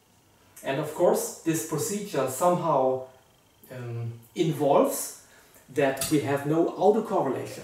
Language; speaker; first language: English; non-native, fluent; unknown